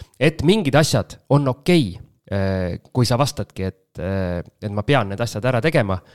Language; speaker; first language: Estonian; native; Estonian